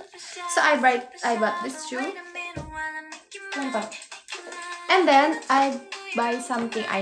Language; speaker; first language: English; non-native, fluent; Indonesian